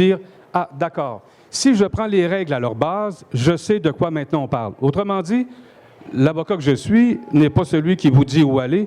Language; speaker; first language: French; native; French